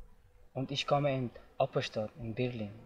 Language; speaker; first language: German; non-native, learner; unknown